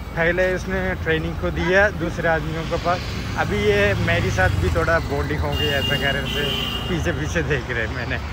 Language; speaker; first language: Hindi; non-native, local second language; Malayalam